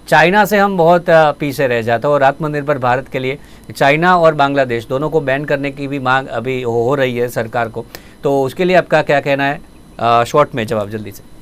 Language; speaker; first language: Hindi; non-native, local second language; Gujarati